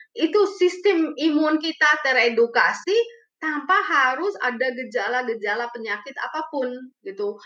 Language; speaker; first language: Indonesian; early bilingual, other home language; Romanian